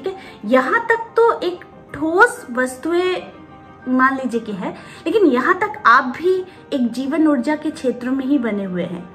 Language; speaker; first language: Hindi; non-native, local second language; Bangla